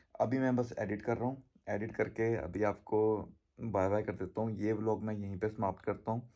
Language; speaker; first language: Hindi; native; Hindi